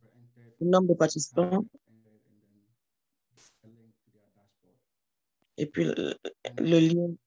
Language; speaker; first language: French; non-native, learner; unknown